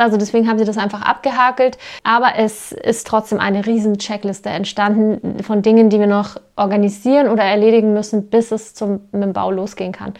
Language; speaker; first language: German; native; German